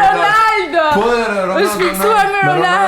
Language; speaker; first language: Albanian; native; Albanian